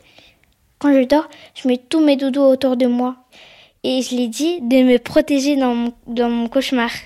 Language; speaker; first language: French; early bilingual, other home language; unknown